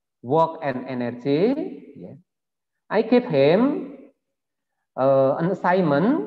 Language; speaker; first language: English; non-native, learner; Indonesian